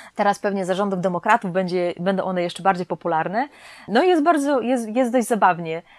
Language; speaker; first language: Polish; native; Polish